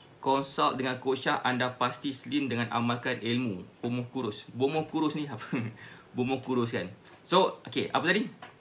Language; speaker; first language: Malay; native; Malay